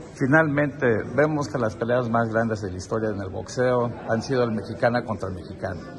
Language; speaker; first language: Spanish; early bilingual, heritage; Spanish